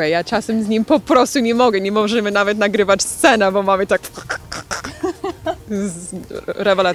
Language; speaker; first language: Polish; non-native, learner; English